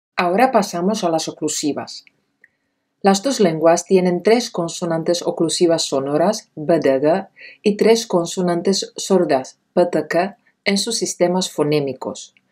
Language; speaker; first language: Spanish; non-native, fluent; Czech